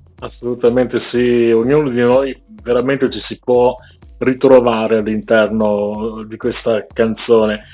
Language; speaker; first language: Italian; native; Italian